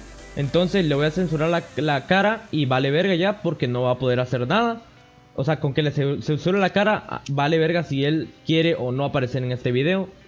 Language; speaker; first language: Spanish; native; Spanish